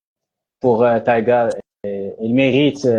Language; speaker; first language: French; non-native, learner; Arabic